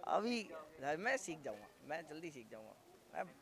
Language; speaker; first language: Hindi; native; Hindi